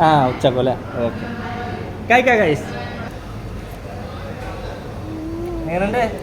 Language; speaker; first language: Malayalam; non-native, learner; Bangla